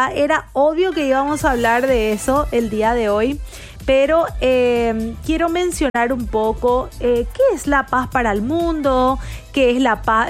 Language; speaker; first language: Spanish; native; Spanish